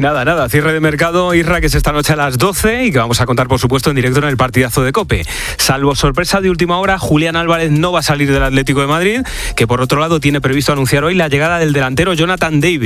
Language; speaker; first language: Spanish; native; Spanish